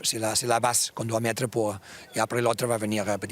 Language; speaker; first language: French; non-native, fluent; Spanish